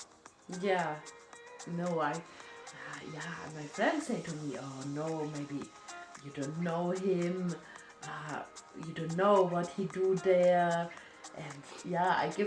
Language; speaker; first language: English; non-native, learner; German